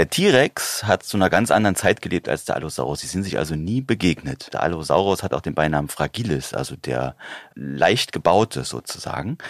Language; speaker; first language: German; native; German